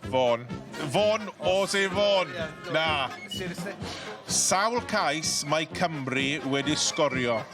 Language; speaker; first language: Welsh; non-native, learner; English